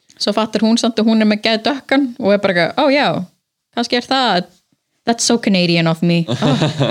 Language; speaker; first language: Icelandic; non-native, fluent; English